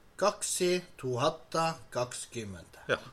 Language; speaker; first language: Finnish; non-native, learner; Norwegian